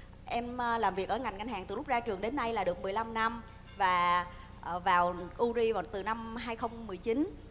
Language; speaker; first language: Vietnamese; native; Vietnamese